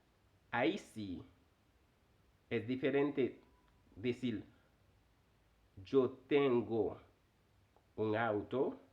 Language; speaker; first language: Spanish; non-native, fluent; Haitian Creole